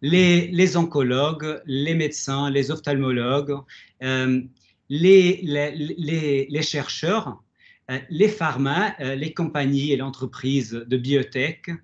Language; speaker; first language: French; non-native, fluent; Portuguese